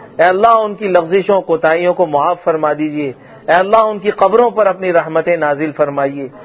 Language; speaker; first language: Urdu; non-native, local second language; Punjabi